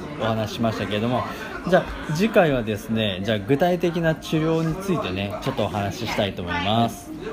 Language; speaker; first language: Japanese; native; Japanese